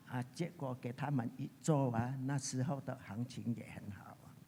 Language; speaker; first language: Chinese; early bilingual, heritage; Chinese